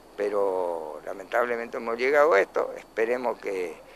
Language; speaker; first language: Spanish; native; Spanish